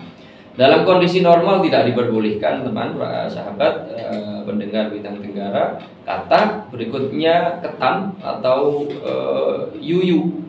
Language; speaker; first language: Indonesian; non-native, local second language; Javanese